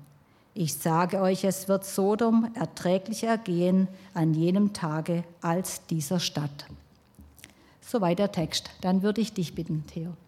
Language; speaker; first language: German; native; German